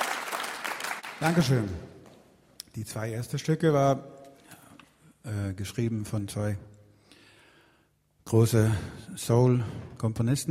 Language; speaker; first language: German; non-native, fluent; Swedish